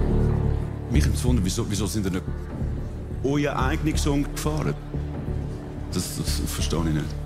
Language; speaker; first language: German; native; German